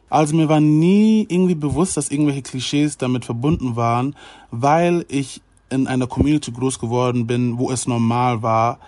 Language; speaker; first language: German; native; German